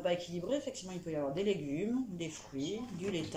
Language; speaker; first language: French; native; French